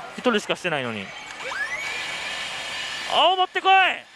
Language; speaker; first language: Japanese; native; Japanese